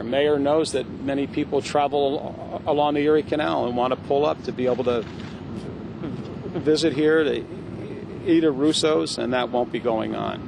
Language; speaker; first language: English; native; English